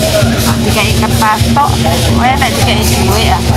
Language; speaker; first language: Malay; non-native, local second language; Javanese